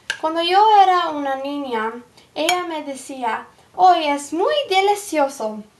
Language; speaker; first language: Spanish; non-native, learner; English